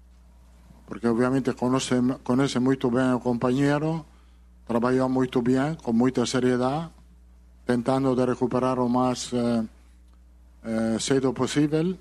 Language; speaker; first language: Portuguese; non-native, learner; Spanish